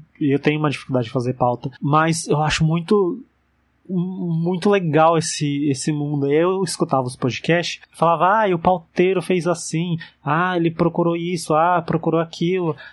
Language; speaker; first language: Portuguese; native; Portuguese